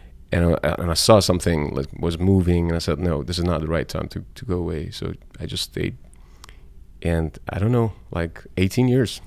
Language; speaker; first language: English; non-native, fluent; Persian